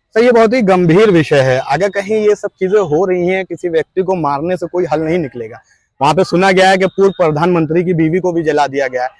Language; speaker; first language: Hindi; native; Hindi